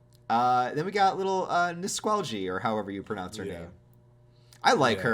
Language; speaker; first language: English; native; English